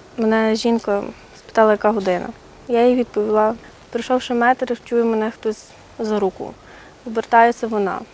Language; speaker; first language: Ukrainian; native; Ukrainian